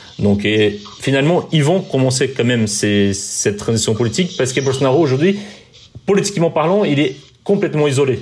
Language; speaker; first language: French; non-native, fluent; Portuguese